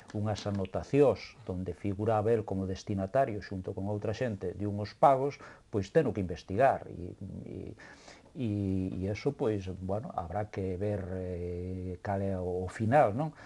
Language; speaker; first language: Galician; native; Galician